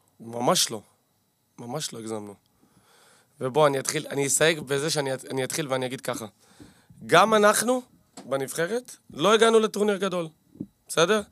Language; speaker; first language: Hebrew; native; Hebrew